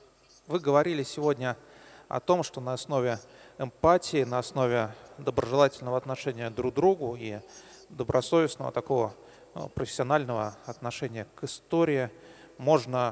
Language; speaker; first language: Russian; native; Russian